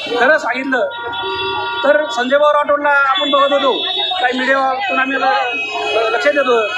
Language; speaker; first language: Marathi; non-native, local second language; Lambadi